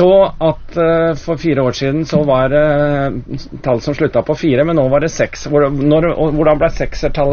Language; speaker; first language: Norwegian; native; Norwegian